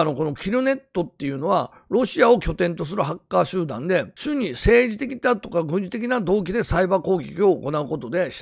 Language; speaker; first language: Japanese; native; Japanese